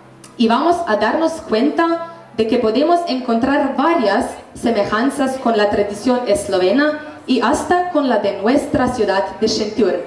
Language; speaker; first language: Spanish; non-native, fluent; Slovenian